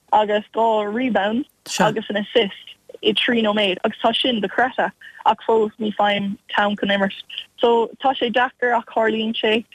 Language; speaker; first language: Irish; non-native, local second language; English